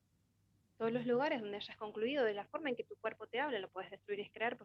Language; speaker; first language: Spanish; native; Spanish